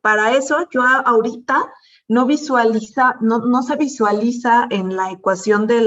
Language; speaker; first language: Spanish; native; Spanish